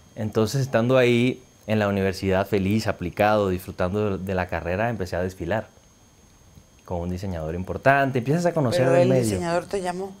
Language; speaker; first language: Spanish; native; Spanish